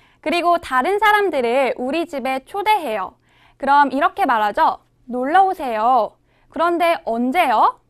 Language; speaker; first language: Korean; native; Korean